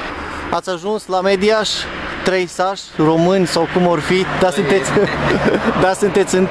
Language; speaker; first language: Romanian; native; Romanian